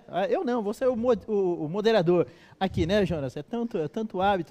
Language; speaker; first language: Portuguese; native; Portuguese